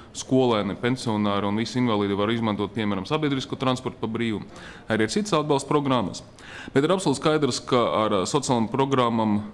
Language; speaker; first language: Latvian; non-native, local second language; Russian